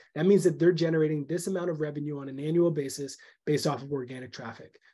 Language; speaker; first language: English; native; English